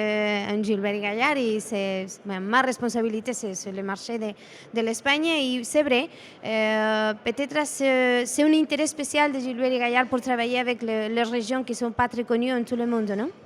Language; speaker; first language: French; non-native, learner; Spanish